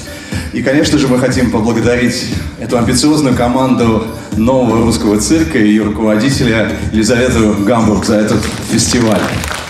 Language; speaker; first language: Russian; native; Russian